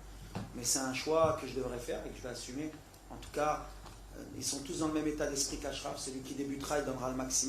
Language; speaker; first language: French; native; French